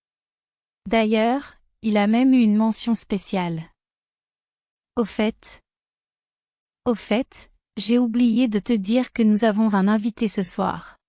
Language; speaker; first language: French; non-native, fluent; Spanish